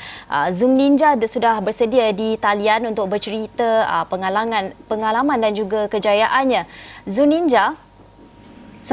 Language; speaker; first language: Malay; native; Malay